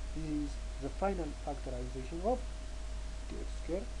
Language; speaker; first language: English; non-native, local second language; Amharic